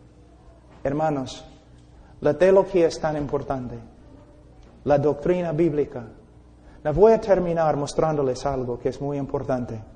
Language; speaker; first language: Spanish; non-native, fluent; English